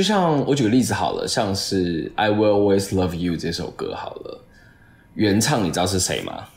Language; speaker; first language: Chinese; native; Chinese